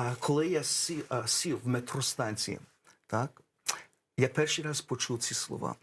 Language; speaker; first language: Ukrainian; early bilingual, heritage; English